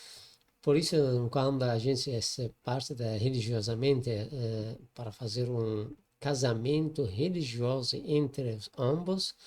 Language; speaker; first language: Portuguese; non-native, learner; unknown